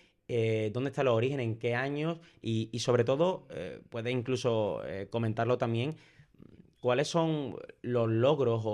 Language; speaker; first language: Spanish; native; Spanish